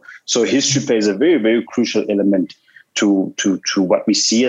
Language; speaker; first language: English; non-native, local second language; Xhosa